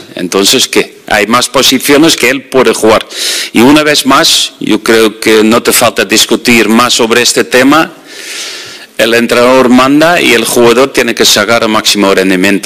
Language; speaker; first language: Spanish; non-native, fluent; Dutch